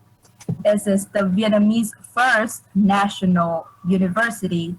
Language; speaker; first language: English; non-native, fluent; Vietnamese